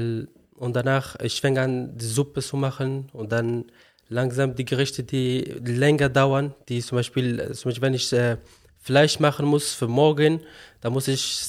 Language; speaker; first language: German; non-native, learner; Arabic